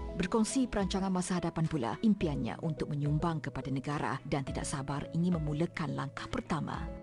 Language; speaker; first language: Malay; native; Malay